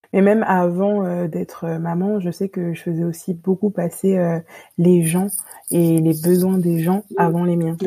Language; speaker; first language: French; native; French